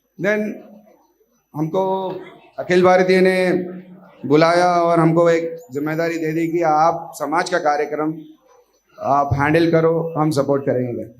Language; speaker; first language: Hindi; non-native, local second language; Marathi